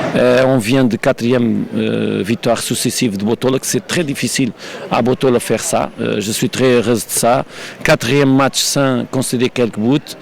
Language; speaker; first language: French; non-native, learner; Portuguese